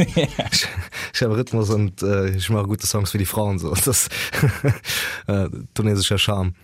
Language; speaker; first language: German; native; German